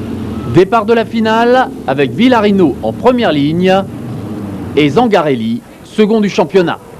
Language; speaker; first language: French; native; French